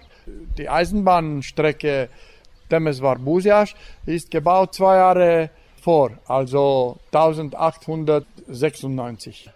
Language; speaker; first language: German; non-native, local second language; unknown